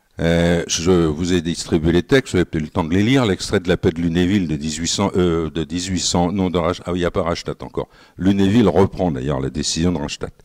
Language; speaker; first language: French; native; French